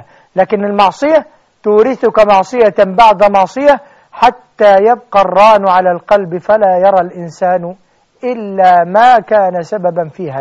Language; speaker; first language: Arabic; native; Arabic